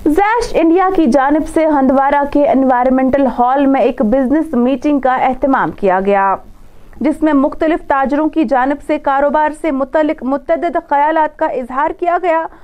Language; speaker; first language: Urdu; non-native, local second language; Kashmiri